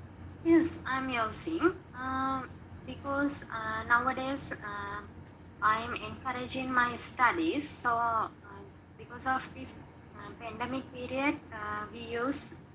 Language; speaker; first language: English; non-native, learner; Sinhala